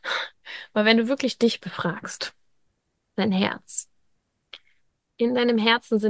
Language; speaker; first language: German; native; German